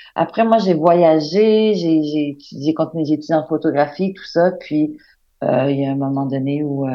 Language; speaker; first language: French; native; French